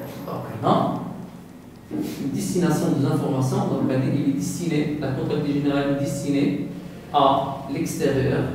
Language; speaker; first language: French; non-native, local second language; Arabic